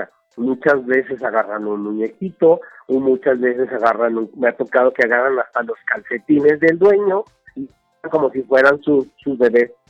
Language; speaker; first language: Spanish; native; Spanish